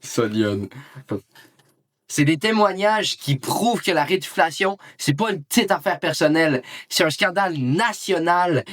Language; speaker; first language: French; native; French